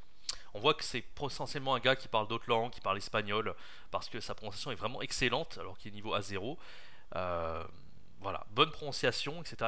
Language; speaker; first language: French; native; French